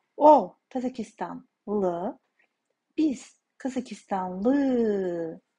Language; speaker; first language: Turkish; non-native, fluent; Kazakh